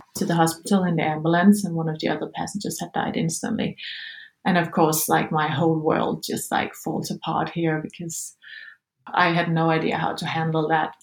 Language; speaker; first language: English; non-native, fluent; Danish